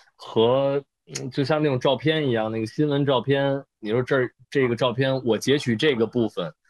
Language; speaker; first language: Chinese; native; Chinese